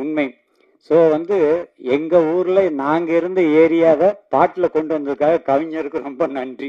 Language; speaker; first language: Tamil; native; Tamil